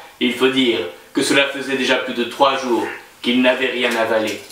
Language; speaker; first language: French; native; French